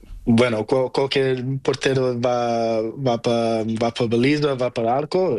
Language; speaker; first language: Spanish; non-native, learner; Portuguese